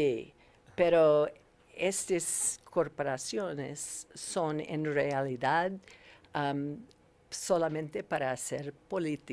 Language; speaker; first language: Spanish; non-native, learner; English